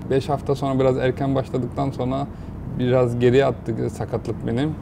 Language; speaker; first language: Turkish; early bilingual, heritage; Turkish